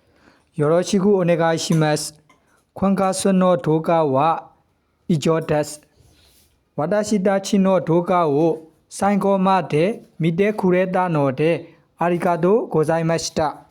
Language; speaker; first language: Japanese; non-native, learner; Burmese